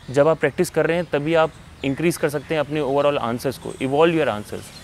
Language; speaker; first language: Hindi; native; Hindi